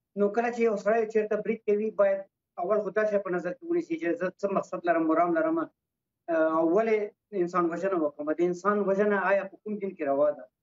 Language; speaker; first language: Pashto; non-native, local second language; Punjabi